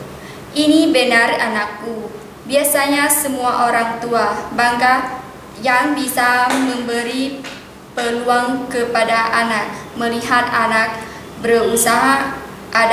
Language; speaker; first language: Indonesian; non-native, learner; Lao